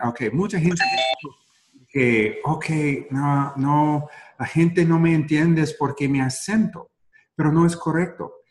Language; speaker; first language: Spanish; non-native, learner; English